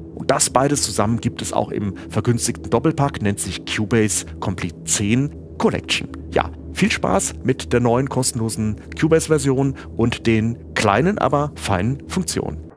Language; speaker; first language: German; native; German